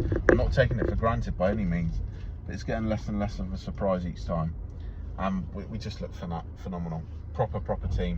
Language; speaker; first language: English; native; English